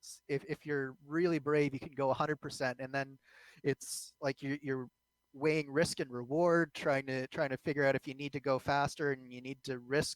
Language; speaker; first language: English; native; English